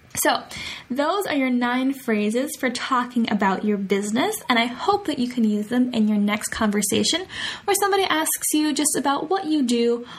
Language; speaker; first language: English; native; English